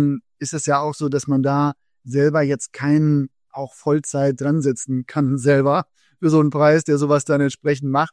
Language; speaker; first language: German; native; German